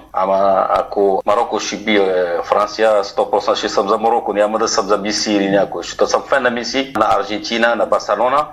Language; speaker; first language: Bulgarian; non-native, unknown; Arabic